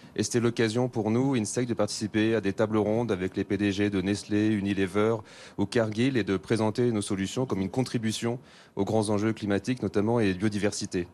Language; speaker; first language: French; native; French